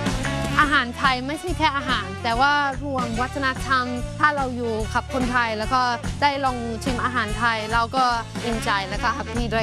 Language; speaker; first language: Thai; non-native, fluent; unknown